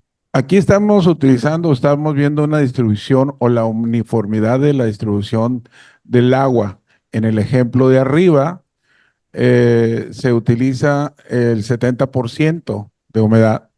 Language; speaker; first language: Spanish; native; Spanish